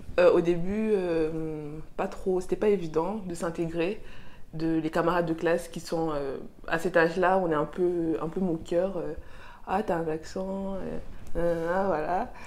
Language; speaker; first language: French; native; French